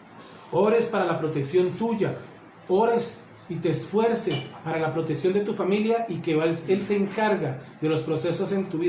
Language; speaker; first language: Spanish; native; Spanish